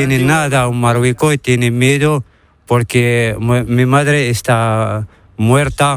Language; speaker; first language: Spanish; non-native, learner; Arabic